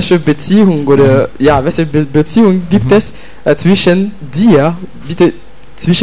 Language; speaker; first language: German; non-native, fluent; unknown